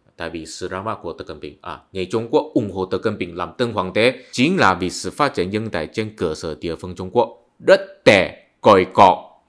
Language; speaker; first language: Vietnamese; non-native, fluent; Chinese